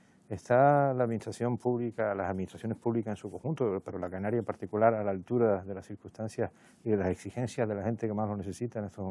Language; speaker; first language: Spanish; native; Spanish